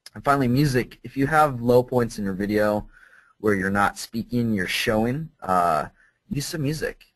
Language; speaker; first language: English; native; English